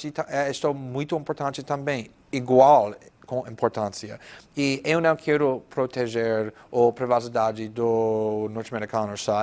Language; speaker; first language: Portuguese; non-native, fluent; English